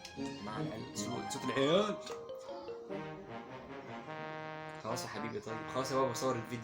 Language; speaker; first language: Arabic; native; Arabic